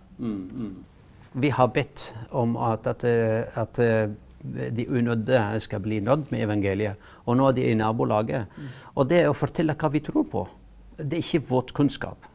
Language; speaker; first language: Norwegian; non-native, fluent; Arabic